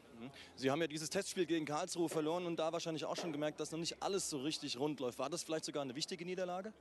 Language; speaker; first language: German; native; German